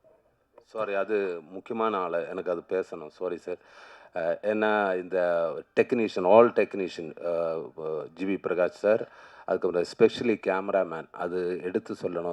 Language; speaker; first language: Tamil; non-native, learner; Malayalam